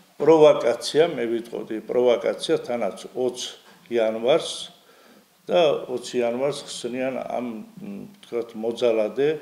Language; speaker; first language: Georgian; non-native, local second language; Azerbaijani